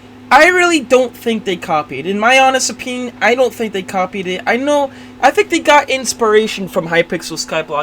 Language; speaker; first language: English; native; English